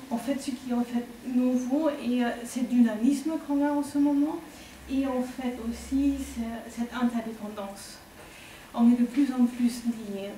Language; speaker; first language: French; non-native, fluent; German